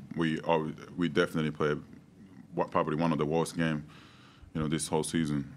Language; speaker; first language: English; non-native, fluent; Japanese